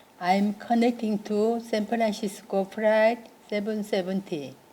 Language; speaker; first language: English; non-native, learner; Korean